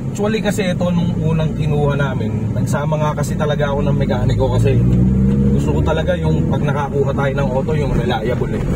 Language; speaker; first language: Filipino; native; Filipino